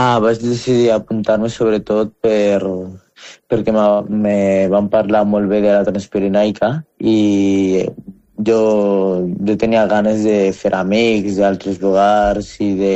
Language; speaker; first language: Catalan; non-native, fluent; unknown